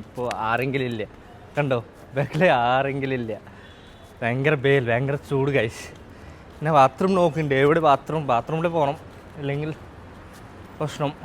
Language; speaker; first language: Malayalam; non-native, learner; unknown